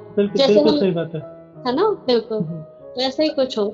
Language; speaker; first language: Hindi; native; Hindi